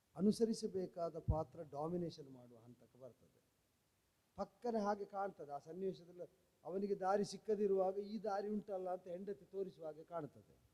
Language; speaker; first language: Kannada; native; Kannada